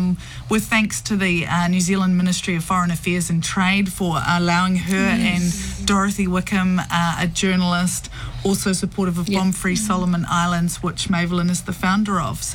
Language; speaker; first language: English; native; English